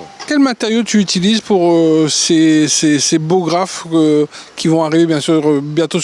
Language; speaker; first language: French; native; French